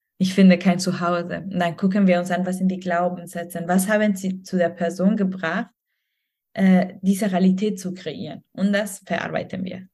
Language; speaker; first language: German; non-native, fluent; Spanish